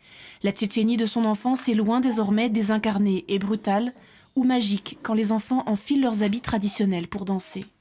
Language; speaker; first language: French; native; French